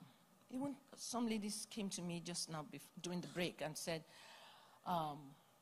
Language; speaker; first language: English; non-native, local second language; Yoruba